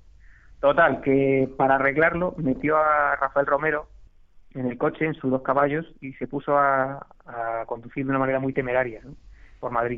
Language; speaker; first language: Spanish; native; Spanish